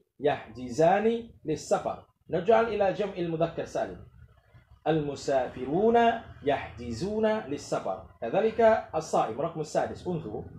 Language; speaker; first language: Arabic; non-native, fluent; Indonesian